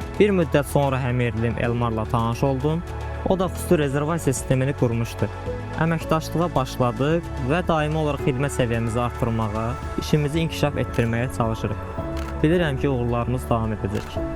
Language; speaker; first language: Azerbaijani; non-native, local second language; Talysh